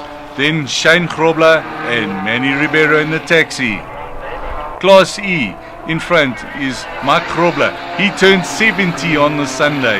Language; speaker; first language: English; native; English